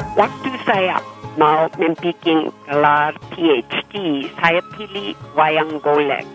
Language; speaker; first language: Indonesian; non-native, fluent; English